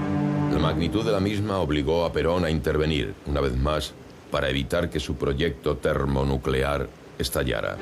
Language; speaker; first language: Spanish; native; Spanish